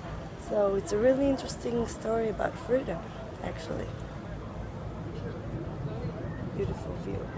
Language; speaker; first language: English; non-native, fluent; Hebrew